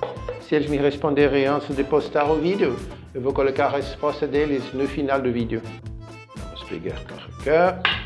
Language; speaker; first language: Portuguese; non-native, fluent; French